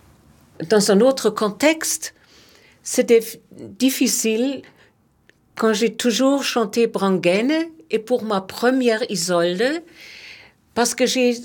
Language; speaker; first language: French; non-native, fluent; German